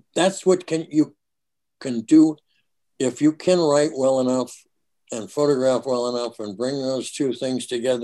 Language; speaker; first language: English; native; English